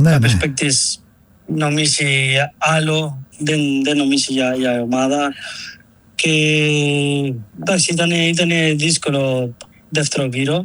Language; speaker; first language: Greek; non-native, learner; Spanish